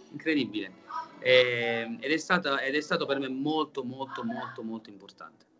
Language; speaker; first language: Italian; native; Italian